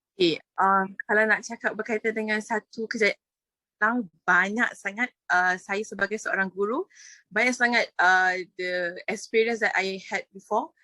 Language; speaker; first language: Malay; native; Malay